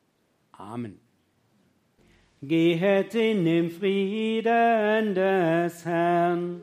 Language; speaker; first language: German; native; German